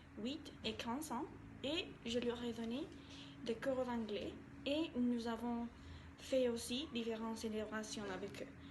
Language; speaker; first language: French; non-native, learner; Spanish